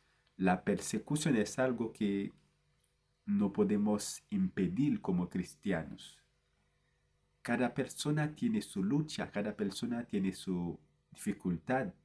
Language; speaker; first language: Spanish; non-native, fluent; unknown